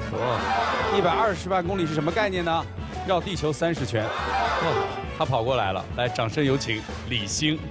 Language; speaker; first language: Chinese; native; Chinese